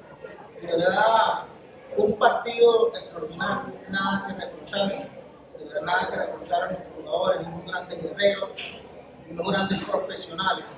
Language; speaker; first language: Spanish; native; Spanish